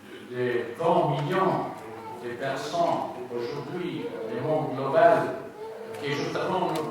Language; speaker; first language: French; non-native, learner; Spanish